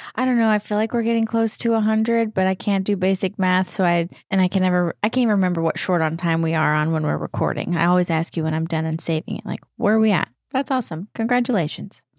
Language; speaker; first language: English; native; English